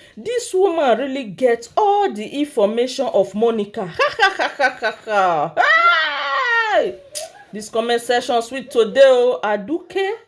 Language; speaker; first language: Nigerian Pidgin; non-native, local second language; Yoruba